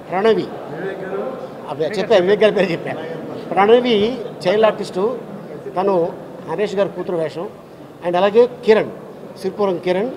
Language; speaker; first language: Telugu; native; Telugu